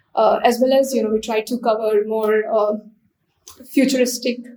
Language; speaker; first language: English; non-native, local second language; Hindi